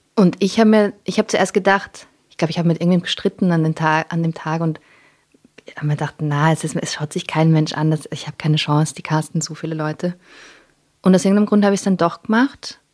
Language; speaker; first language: German; non-native, local second language; English